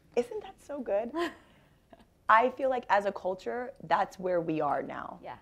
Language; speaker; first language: English; native; English